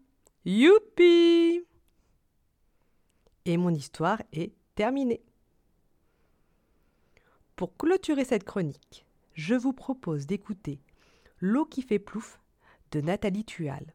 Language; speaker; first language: French; native; French